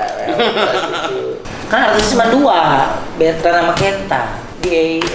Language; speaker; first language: Indonesian; native; Indonesian